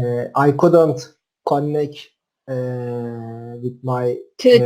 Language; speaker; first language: English; non-native, learner; Turkish